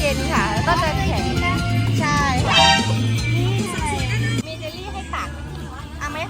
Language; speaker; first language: Thai; native; Thai